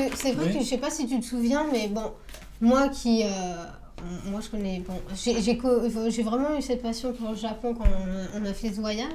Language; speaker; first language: French; native; French